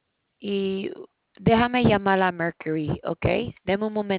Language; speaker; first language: Spanish; early bilingual, heritage; Spanish